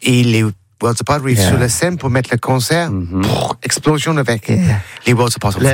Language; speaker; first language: French; non-native, learner; English